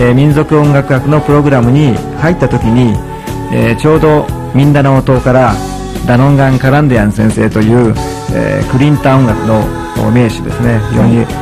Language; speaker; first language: Japanese; native; Japanese